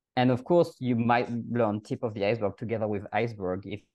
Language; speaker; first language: English; non-native, fluent; French